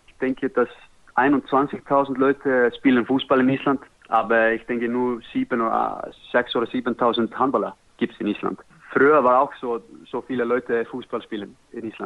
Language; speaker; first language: German; non-native, learner; Icelandic